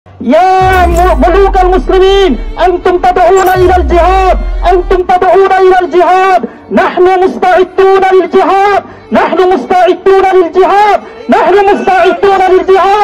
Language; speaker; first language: Arabic; non-native, fluent; Bangla